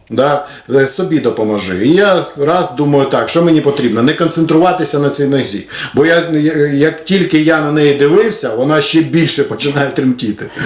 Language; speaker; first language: Ukrainian; non-native, local second language; Russian